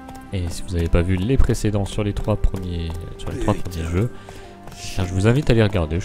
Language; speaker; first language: French; native; French